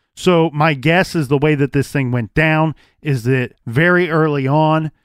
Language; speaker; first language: English; native; English